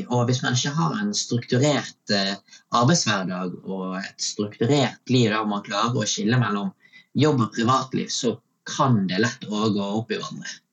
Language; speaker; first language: Norwegian; early bilingual, other home language; Tamil